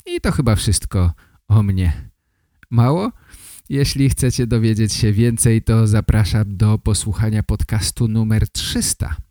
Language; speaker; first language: Polish; native; Polish